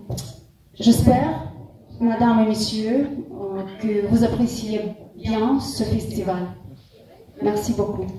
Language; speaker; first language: French; non-native, fluent; Russian